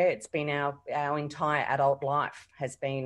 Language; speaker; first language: English; native; English